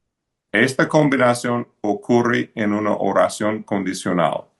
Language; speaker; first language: Spanish; non-native, fluent; English